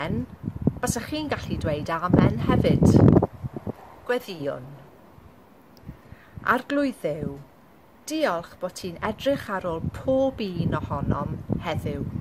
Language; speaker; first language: Welsh; non-native, local second language; English